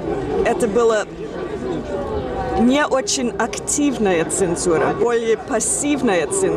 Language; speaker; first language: Russian; non-native, fluent; English